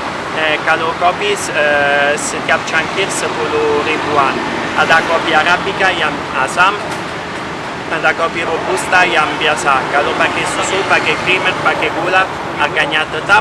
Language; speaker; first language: Indonesian; non-native, learner; Italian